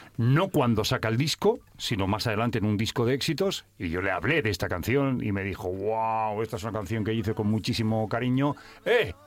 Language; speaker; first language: Spanish; native; Spanish